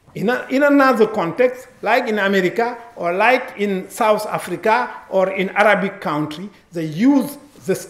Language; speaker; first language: English; non-native, fluent; Wolof